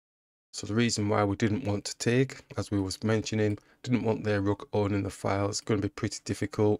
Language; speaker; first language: English; native; English